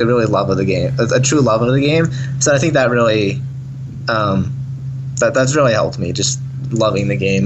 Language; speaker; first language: English; native; English